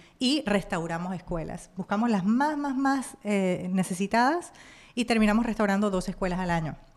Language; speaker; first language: Spanish; native; Spanish